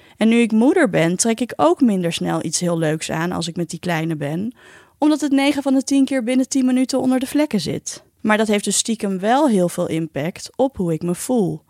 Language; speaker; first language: Dutch; native; Dutch